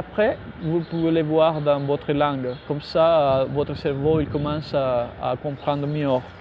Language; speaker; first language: French; non-native, fluent; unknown